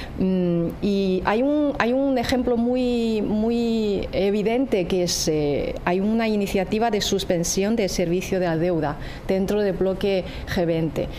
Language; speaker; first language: Spanish; non-native, fluent; Chinese